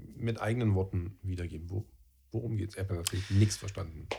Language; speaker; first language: German; native; German